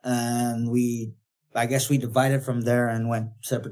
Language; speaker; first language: English; non-native, fluent; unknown